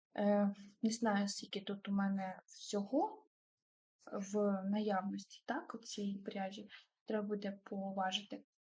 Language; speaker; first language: Ukrainian; non-native, local second language; Russian